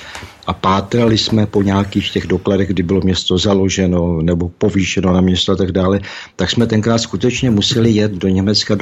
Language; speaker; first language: Czech; native; Czech